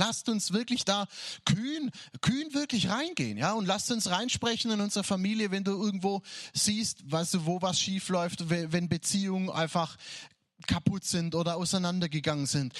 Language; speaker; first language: German; native; German